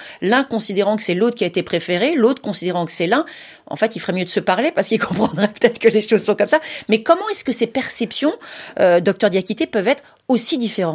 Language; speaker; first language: French; native; French